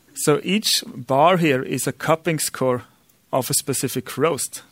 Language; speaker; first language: English; non-native, fluent; German